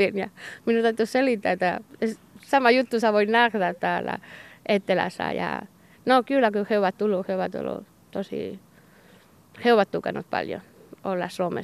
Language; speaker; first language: Finnish; non-native, learner; Basque